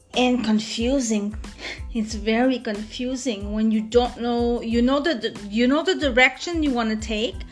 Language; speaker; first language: English; native; English